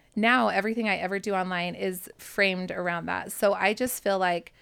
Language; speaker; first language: English; native; English